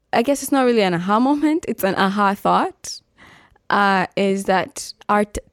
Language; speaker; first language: English; non-native, local second language; Meru